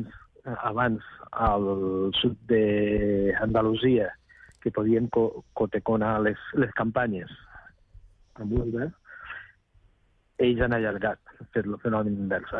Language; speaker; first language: Catalan; native; Catalan